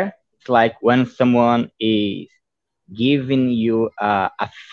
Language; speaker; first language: English; non-native, fluent; Portuguese